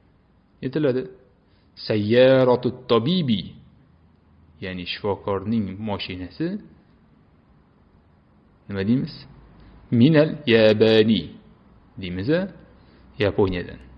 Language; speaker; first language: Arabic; non-native, fluent; Uzbek